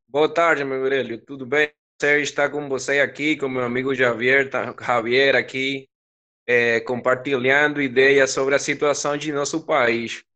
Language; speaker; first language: Portuguese; non-native, fluent; Spanish